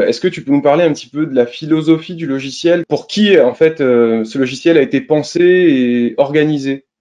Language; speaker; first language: French; native; French